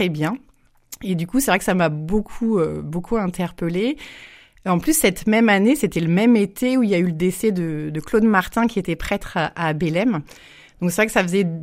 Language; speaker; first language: French; native; French